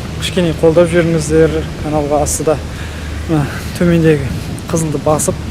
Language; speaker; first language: Kazakh; non-native, local second language; Russian